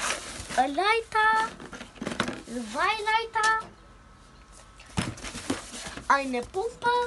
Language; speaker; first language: German; non-native, learner; Romanian